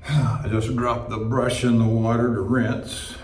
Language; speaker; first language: English; native; English